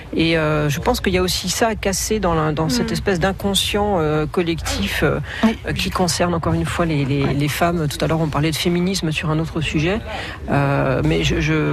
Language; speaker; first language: French; native; French